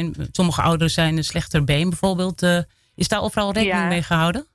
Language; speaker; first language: Dutch; native; Dutch